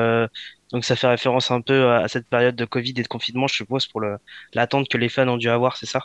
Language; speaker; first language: French; native; French